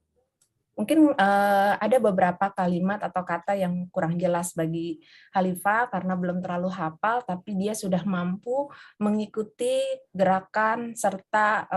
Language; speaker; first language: Indonesian; native; Indonesian